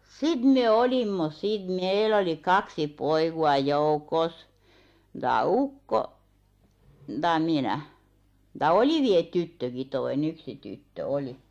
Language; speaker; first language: Finnish; non-native, local second language; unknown